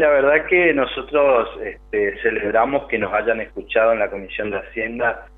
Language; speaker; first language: Spanish; native; Spanish